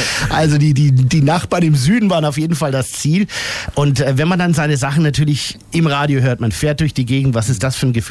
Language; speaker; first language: German; native; German